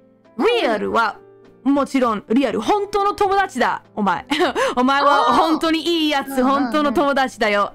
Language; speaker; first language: Japanese; non-native, fluent; English